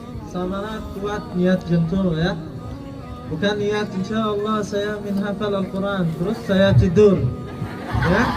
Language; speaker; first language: Indonesian; non-native, learner; Arabic